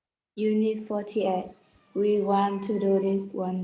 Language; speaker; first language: English; non-native, learner; Vietnamese